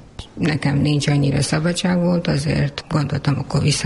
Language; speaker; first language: Hungarian; non-native, learner; Urdu